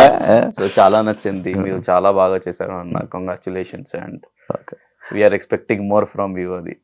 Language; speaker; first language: Telugu; non-native, learner; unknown